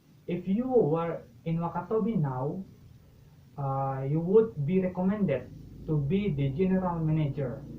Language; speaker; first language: English; non-native, learner; Indonesian